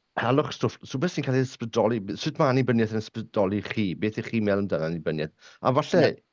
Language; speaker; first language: Welsh; non-native, local second language; English